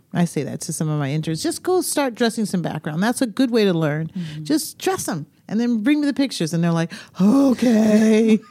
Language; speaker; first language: English; native; English